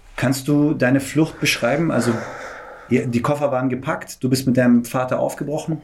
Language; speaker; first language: German; early bilingual, other home language; Turkish